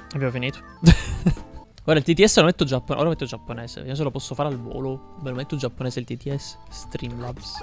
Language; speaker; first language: Italian; native; Italian